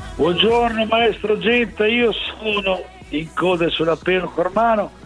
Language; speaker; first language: Italian; native; Italian